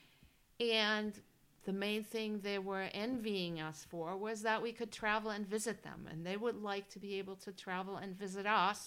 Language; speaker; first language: English; non-native, fluent; German